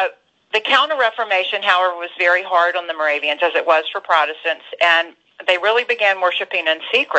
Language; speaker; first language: English; native; English